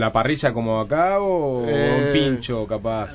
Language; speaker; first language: Spanish; native; Spanish